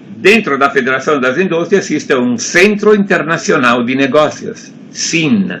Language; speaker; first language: Portuguese; non-native, fluent; Italian